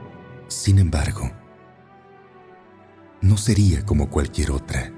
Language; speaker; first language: Spanish; native; Spanish